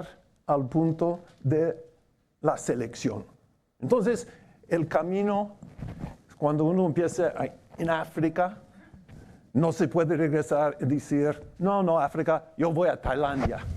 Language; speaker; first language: Spanish; non-native, fluent; English